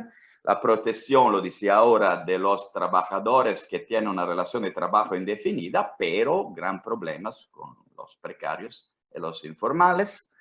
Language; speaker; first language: Spanish; non-native, fluent; Italian